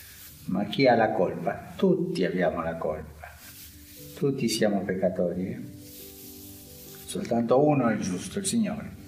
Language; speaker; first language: Italian; non-native, fluent; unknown